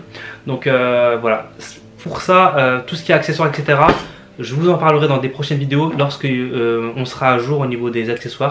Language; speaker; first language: French; native; French